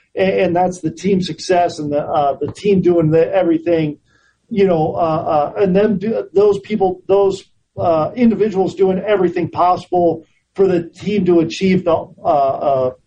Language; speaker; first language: English; native; English